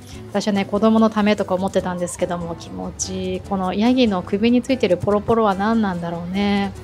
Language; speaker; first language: Japanese; native; Japanese